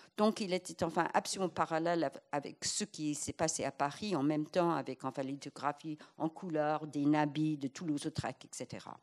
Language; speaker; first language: French; non-native, fluent; English